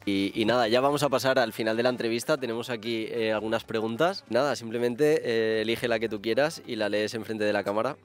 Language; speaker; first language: Spanish; native; Spanish